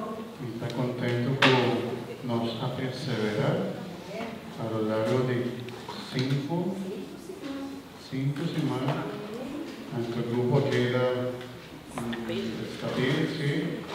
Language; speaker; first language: Spanish; non-native, learner; Papiamento